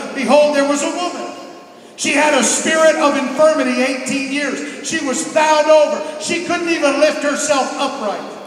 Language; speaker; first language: English; native; English